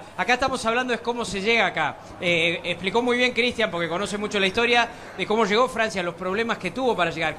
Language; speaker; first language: Spanish; native; Spanish